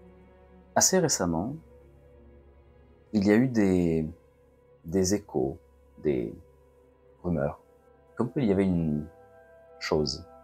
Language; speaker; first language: French; native; French